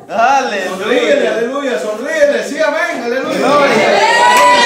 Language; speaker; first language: Spanish; native; Spanish